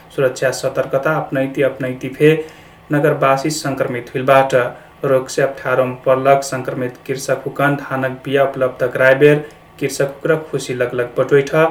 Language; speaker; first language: Nepali; native; Nepali